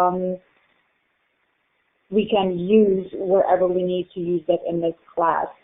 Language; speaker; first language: English; non-native, fluent; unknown